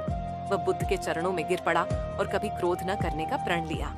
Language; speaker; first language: Hindi; native; Hindi